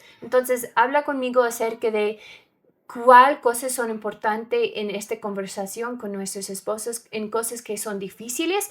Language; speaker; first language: Spanish; non-native, learner; English